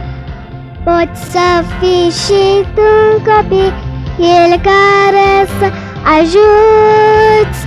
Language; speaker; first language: Romanian; early bilingual, heritage; Romanian